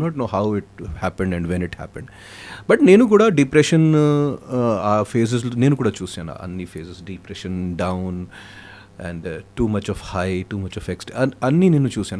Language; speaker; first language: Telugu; non-native, fluent; Hindi